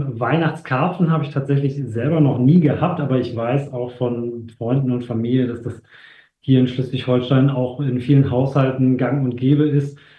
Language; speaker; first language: German; native; German